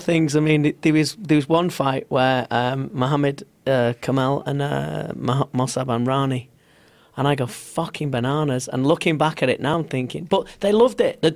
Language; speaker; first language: English; native; English